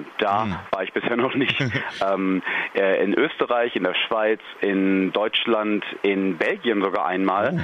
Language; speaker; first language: German; native; German